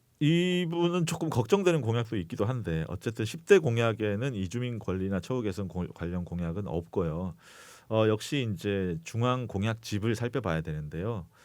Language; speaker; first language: Korean; native; Korean